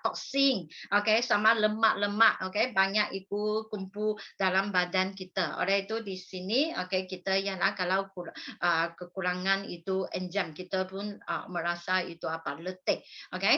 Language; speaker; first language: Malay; non-native, local second language; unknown